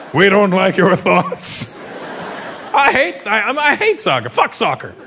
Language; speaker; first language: English; native; English